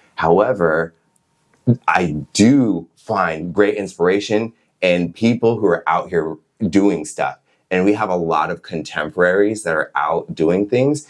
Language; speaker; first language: English; native; English